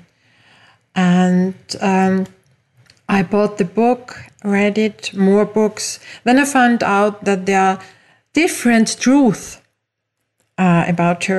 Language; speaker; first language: English; non-native, fluent; German